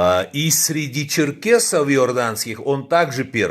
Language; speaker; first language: Russian; native; Russian